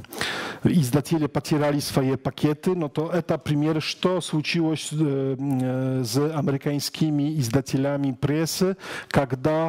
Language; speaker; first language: Russian; non-native, learner; Polish